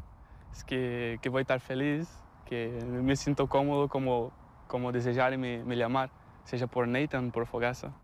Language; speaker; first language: Spanish; non-native, fluent; Portuguese